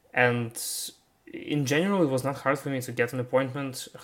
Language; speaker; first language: English; non-native, fluent; Russian